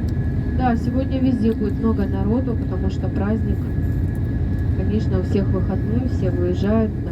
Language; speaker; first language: Russian; native; Russian